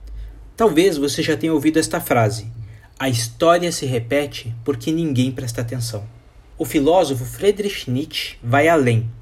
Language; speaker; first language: Portuguese; native; Portuguese